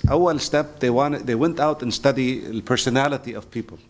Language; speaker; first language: English; non-native, fluent; Arabic